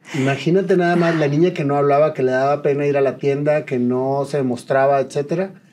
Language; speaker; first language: Spanish; native; Spanish